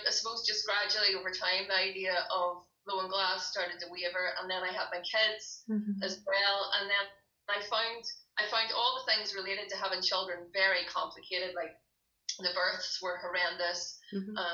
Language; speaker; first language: English; native; English